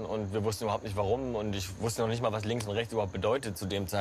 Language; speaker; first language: German; native; German